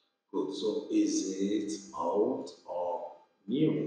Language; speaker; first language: English; non-native, fluent; Vietnamese